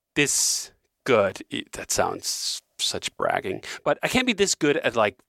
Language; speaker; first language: English; non-native, fluent; Danish